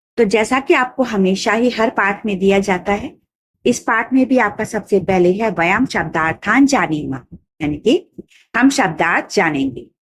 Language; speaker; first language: Hindi; native; Hindi